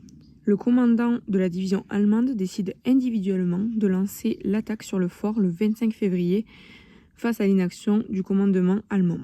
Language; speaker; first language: French; native; French